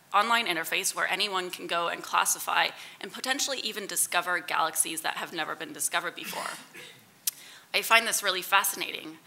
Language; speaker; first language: English; native; English